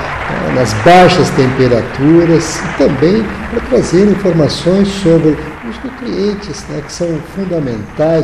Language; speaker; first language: Portuguese; native; Portuguese